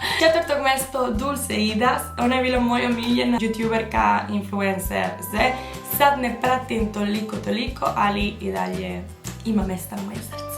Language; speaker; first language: Bosnian; early bilingual, heritage; Bosnian